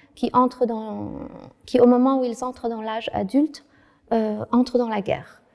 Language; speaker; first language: French; non-native, fluent; Vietnamese